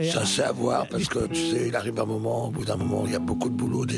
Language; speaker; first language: French; native; French